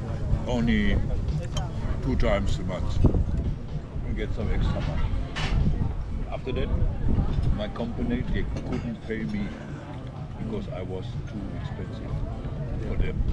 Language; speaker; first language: English; non-native, learner; German